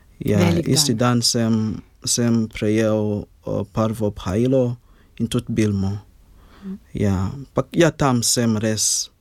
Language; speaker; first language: Slovenian; non-native, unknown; Ganda